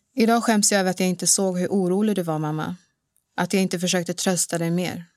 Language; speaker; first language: Swedish; early bilingual, other home language; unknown